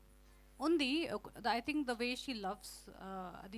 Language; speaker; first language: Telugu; non-native, fluent; Hindi